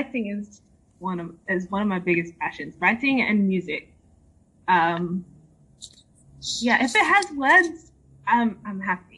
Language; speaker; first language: English; native; English